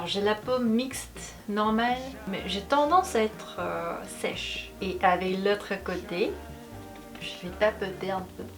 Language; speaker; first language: French; non-native, fluent; Korean